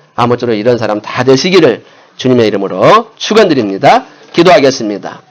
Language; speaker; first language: Korean; native; Korean